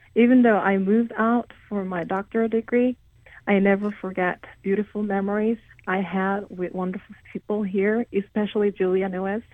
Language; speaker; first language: English; non-native, fluent; Korean